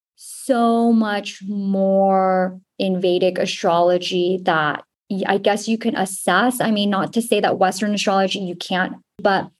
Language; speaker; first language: English; native; English